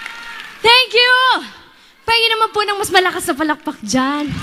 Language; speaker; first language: Filipino; native; Filipino